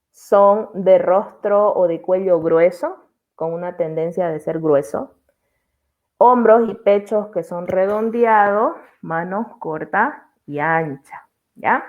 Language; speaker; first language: Spanish; native; Spanish